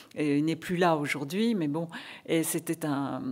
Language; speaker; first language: French; native; French